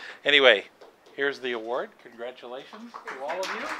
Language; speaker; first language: English; native; English